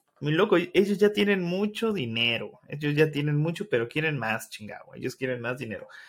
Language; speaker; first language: Spanish; native; Spanish